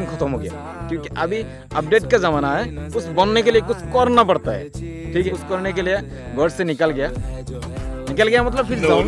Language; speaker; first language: Hindi; non-native, local second language; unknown